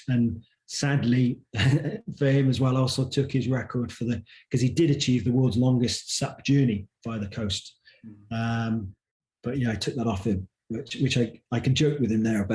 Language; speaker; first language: English; native; English